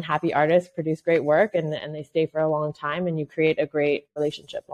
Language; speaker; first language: English; native; English